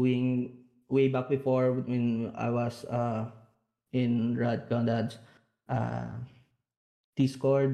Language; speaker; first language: English; non-native, local second language; Hiligaynon